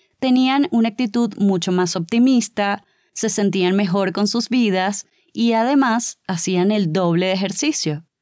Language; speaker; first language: Spanish; native; Spanish